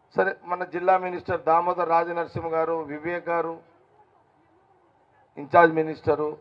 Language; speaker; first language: Telugu; native; Telugu